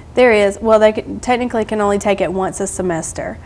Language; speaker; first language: English; native; English